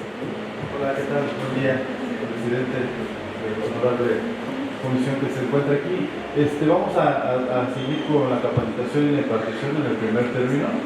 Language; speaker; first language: Spanish; native; Spanish